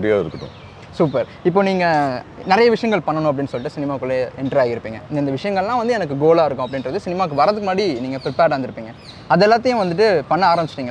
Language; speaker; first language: Tamil; native; Tamil